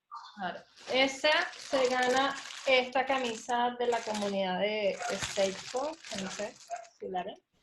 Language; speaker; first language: Spanish; native; Spanish